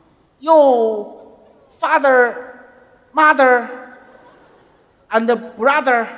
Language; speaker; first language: English; non-native, learner; Chinese